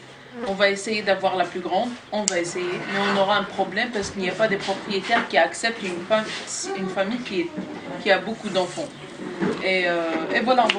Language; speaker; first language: French; non-native, local second language; Arabic